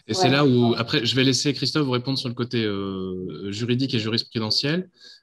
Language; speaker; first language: French; native; French